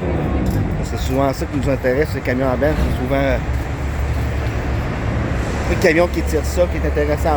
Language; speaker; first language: French; native; French